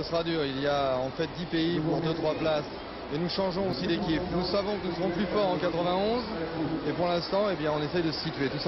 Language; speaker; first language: French; native; French